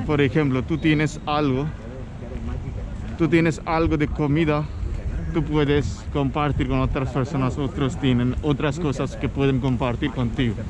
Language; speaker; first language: Spanish; non-native, fluent; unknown